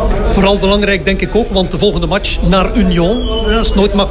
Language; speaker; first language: Dutch; native; Dutch